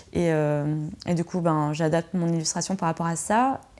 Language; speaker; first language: French; native; French